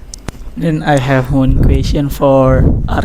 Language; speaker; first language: English; non-native, learner; Indonesian